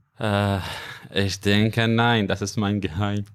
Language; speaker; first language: German; non-native, fluent; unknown